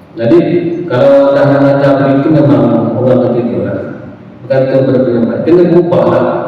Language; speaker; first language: Malay; native; Malay